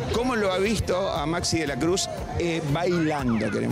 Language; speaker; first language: Spanish; native; Spanish